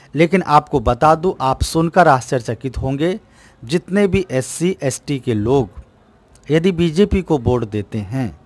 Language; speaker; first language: Hindi; native; Hindi